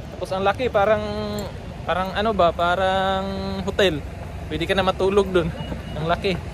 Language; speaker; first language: Filipino; native; Filipino